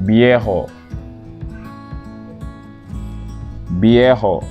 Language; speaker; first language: Spanish; non-native, fluent; Wolof